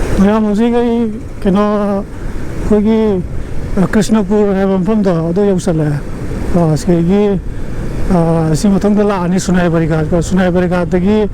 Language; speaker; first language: Manipuri; native; Manipuri